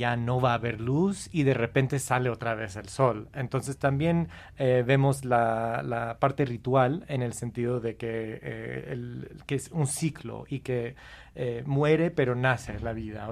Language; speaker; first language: Spanish; non-native, fluent; English